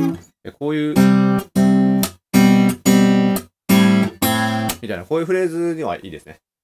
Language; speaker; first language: Japanese; native; Japanese